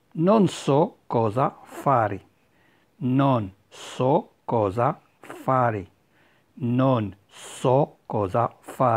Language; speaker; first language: Italian; non-native, fluent; Arabic